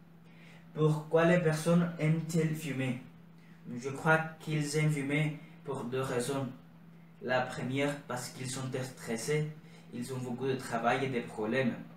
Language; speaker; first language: French; non-native, learner; Spanish